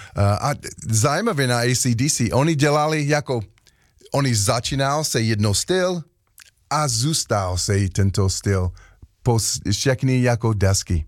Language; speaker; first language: Czech; non-native, learner; English